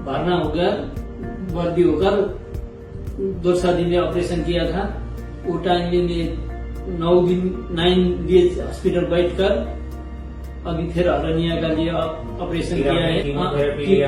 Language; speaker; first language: Hindi; non-native, learner; Nepali